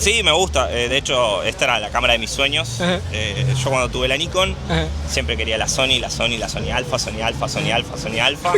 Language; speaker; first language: Spanish; native; Spanish